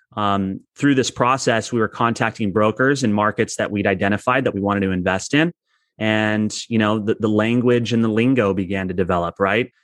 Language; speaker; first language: English; native; English